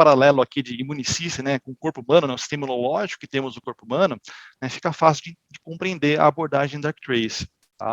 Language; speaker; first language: Portuguese; native; Portuguese